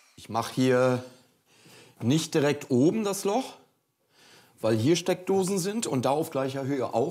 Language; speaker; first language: German; native; German